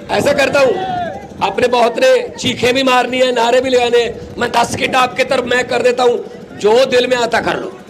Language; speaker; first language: Hindi; non-native, local second language; Punjabi